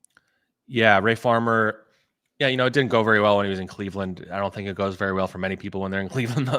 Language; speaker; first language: English; native; English